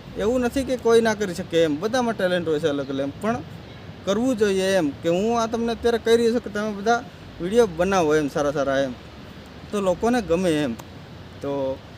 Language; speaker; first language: Gujarati; non-native, local second language; Bhili